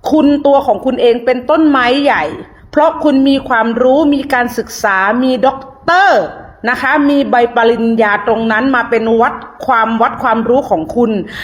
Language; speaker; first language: Thai; native; Thai